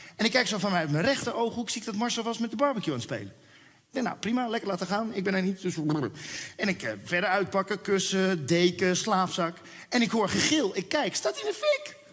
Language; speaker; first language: Dutch; early bilingual, other home language; Spanish